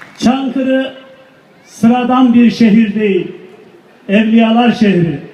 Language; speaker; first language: Turkish; native; Turkish